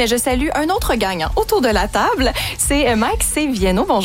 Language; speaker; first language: French; native; French